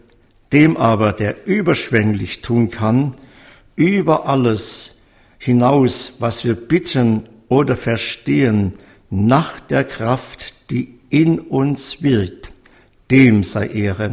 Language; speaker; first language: German; native; German